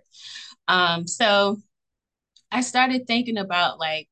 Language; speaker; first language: English; native; English